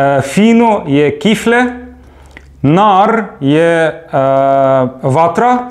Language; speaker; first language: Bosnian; non-native, fluent; Arabic